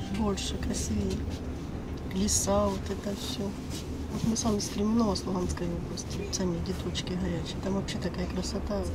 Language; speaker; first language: Russian; native; Russian